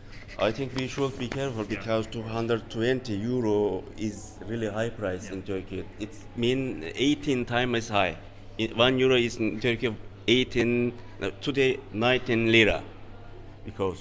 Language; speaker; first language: English; non-native, learner; Turkish